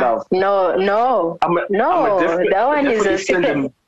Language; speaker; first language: English; non-native, local second language; North Ndebele